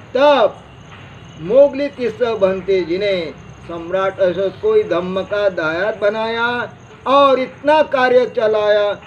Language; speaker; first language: Hindi; non-native, local second language; Marathi